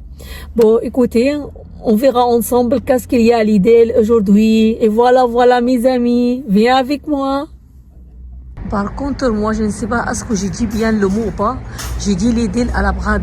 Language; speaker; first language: French; non-native, learner; Arabic